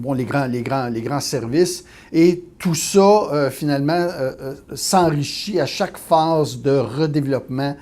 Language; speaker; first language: French; native; French